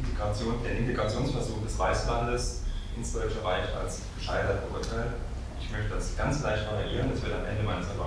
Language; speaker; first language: German; native; German